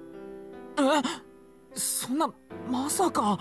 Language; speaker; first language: Japanese; native; Japanese